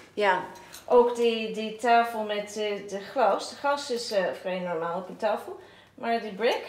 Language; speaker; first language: Dutch; non-native, fluent; English